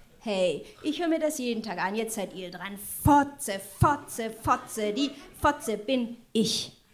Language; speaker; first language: German; non-native, local second language; French